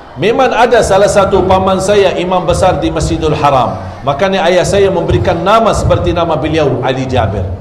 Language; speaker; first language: Indonesian; non-native, fluent; Arabic